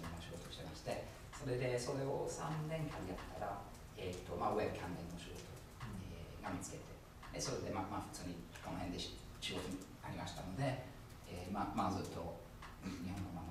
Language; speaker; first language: Japanese; non-native, fluent; English